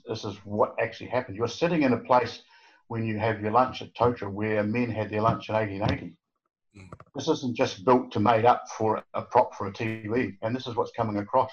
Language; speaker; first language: English; native; English